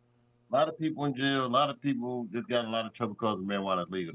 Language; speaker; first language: English; native; English